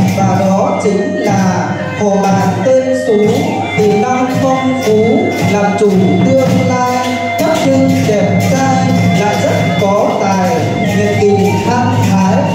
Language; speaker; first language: Vietnamese; non-native, local second language; Iu Mien